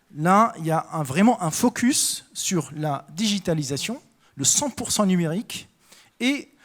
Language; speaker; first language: French; non-native, local second language; Arabic